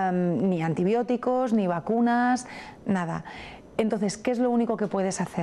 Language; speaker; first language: Spanish; native; Spanish